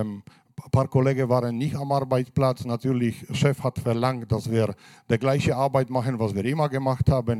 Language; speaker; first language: German; non-native, fluent; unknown